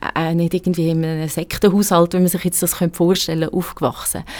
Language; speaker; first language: German; native; German